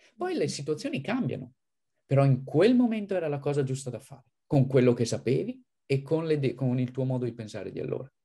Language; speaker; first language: Italian; native; Italian